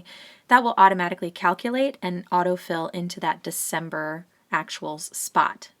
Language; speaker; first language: English; native; English